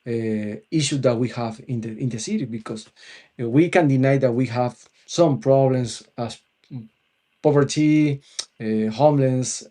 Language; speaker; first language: English; non-native, local second language; Spanish